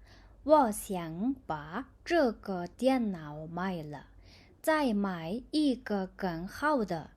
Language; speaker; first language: Chinese; non-native, fluent; Mongolian